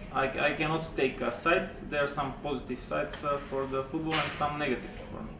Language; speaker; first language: English; non-native, fluent; Bulgarian